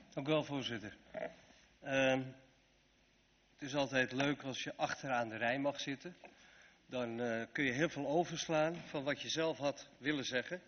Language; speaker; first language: Dutch; native; Dutch